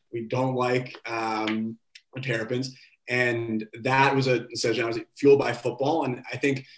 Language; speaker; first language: English; native; English